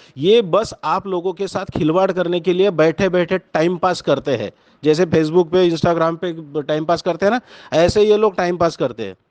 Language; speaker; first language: Hindi; non-native, local second language; Marathi